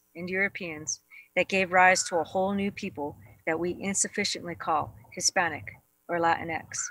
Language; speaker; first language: English; native; English